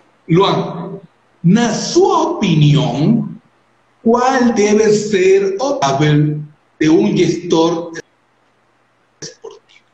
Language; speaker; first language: Portuguese; non-native, learner; Spanish